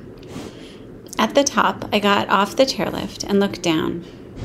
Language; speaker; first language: English; native; English